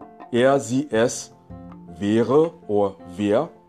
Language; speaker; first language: German; non-native, fluent; English